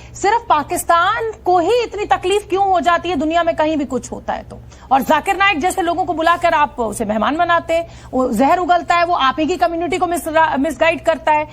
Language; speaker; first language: Hindi; native; Hindi